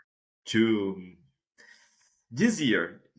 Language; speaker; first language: English; non-native, fluent; Portuguese